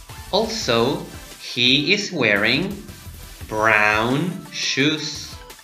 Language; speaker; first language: English; non-native, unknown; Spanish